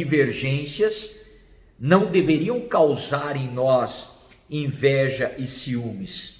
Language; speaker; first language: Portuguese; native; Portuguese